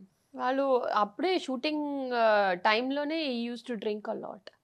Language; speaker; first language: Telugu; non-native, fluent; Tamil